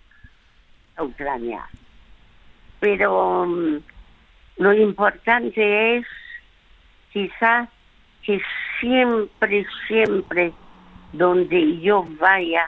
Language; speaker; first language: Spanish; early bilingual, other home language; French